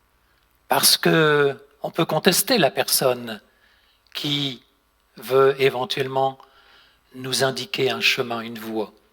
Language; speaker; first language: French; native; French